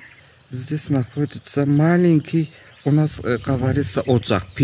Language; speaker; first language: Russian; non-native, local second language; Azerbaijani